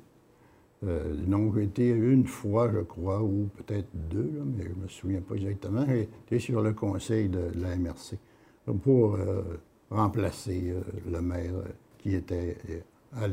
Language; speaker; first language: French; native; French